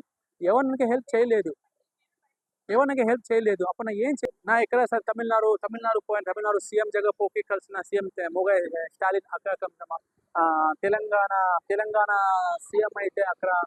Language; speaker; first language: Telugu; non-native, learner; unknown